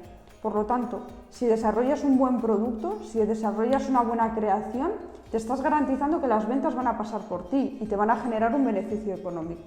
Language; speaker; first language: Spanish; native; Spanish